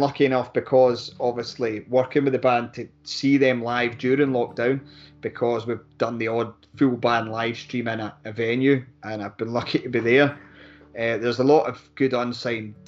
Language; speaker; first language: English; native; English